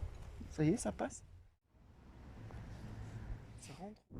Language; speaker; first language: French; native; French